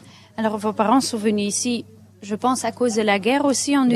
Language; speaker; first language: French; non-native, local second language; Dutch